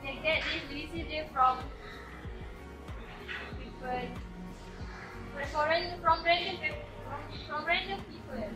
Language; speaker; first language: English; non-native, learner; Malay